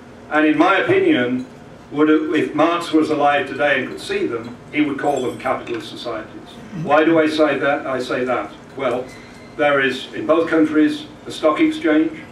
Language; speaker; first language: English; native; English